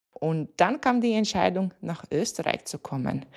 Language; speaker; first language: German; non-native, fluent; Latvian